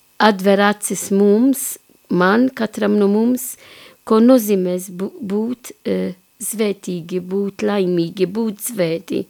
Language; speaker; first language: Latvian; non-native, fluent; Maltese